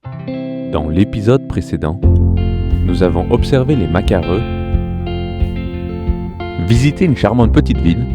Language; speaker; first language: French; native; French